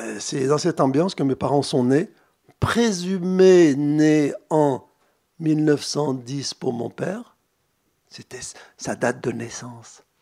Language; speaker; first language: French; native; French